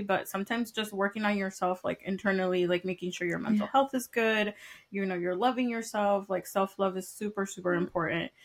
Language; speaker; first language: English; early bilingual, other home language; Spanish